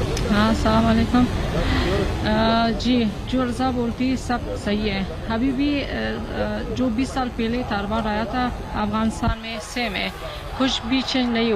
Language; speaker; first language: Hindi; non-native, learner; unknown